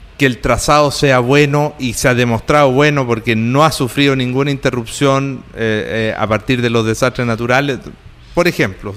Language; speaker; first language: Spanish; native; Spanish